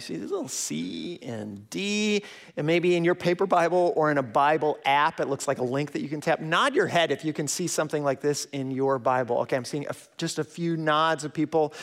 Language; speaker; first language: English; native; English